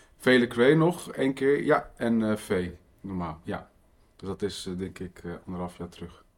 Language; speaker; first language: Dutch; early bilingual, other home language; Riffian